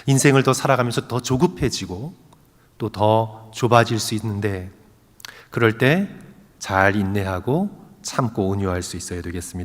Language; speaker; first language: Korean; native; Korean